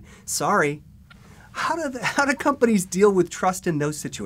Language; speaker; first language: English; native; English